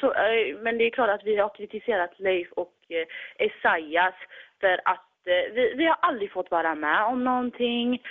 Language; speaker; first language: Swedish; early bilingual, other home language; Tigrinya